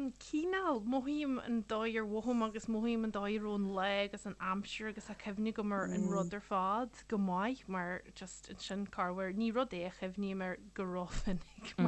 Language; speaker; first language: Irish; native; Irish